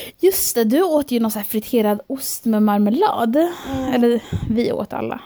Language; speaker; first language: Swedish; early bilingual, other home language; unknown